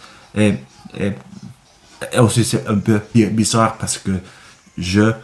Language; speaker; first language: French; non-native, learner; Finnish